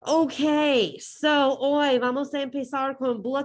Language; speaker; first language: Spanish; non-native, learner; English